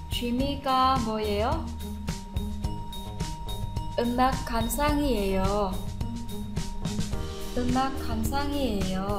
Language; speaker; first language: Korean; non-native, fluent; Vietnamese